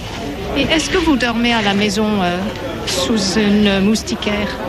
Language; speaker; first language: French; native; French